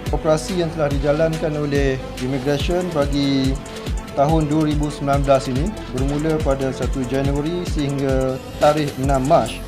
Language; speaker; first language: Malay; native; Malay